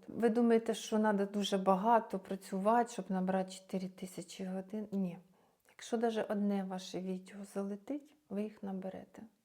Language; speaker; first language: Ukrainian; native; Ukrainian